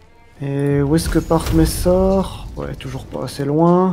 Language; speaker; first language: French; native; French